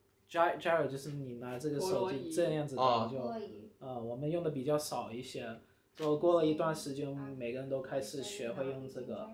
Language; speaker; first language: Chinese; early bilingual, heritage; Chinese